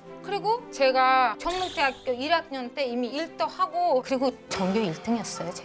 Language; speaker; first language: Korean; non-native, fluent; Uzbek